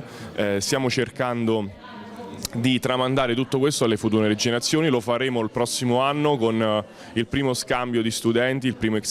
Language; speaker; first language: Italian; native; Italian